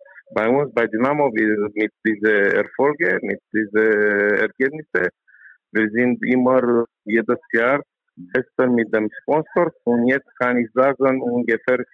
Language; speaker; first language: German; non-native, learner; Romanian